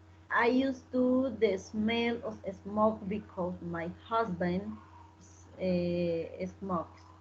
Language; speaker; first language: English; non-native, learner; Spanish